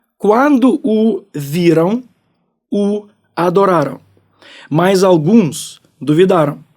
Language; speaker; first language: Portuguese; non-native, fluent; Ukrainian